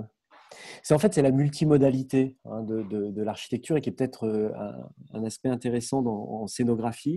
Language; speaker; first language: French; native; French